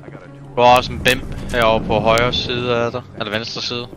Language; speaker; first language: Danish; native; Danish